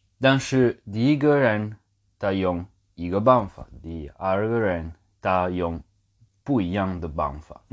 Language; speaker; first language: Chinese; non-native, learner; English